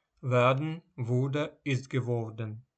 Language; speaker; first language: German; non-native, fluent; Ukrainian